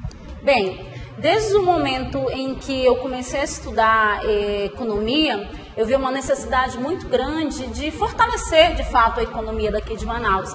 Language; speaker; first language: Portuguese; native; Portuguese